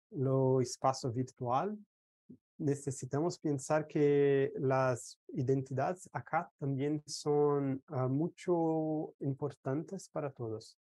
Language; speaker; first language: Spanish; non-native, fluent; Portuguese